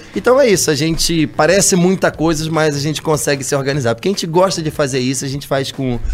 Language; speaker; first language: Portuguese; native; Portuguese